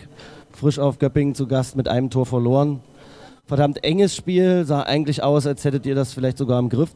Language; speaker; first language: German; native; German